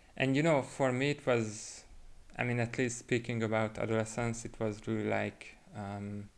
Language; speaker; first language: English; non-native, fluent; Hungarian